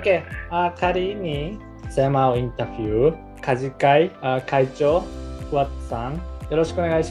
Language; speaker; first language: Indonesian; non-native, learner; Japanese